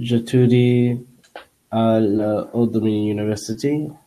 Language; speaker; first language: French; non-native, learner; English